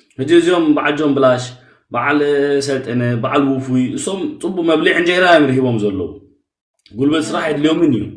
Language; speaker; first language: Tigrinya; early bilingual, heritage; Tigrinya